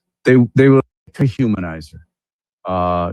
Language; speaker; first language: English; native; English